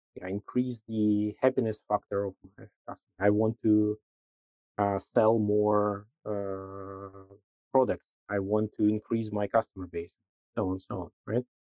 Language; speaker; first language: English; non-native, fluent; Russian